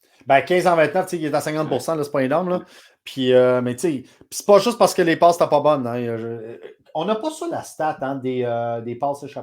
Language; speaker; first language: French; native; French